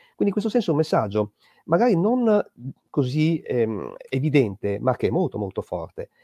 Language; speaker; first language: Italian; native; Italian